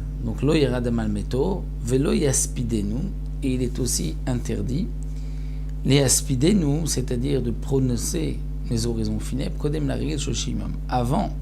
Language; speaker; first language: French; native; French